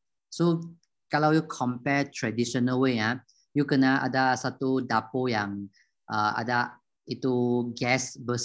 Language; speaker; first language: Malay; non-native, local second language; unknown